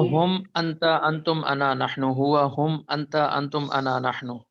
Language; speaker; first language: Arabic; non-native, learner; Urdu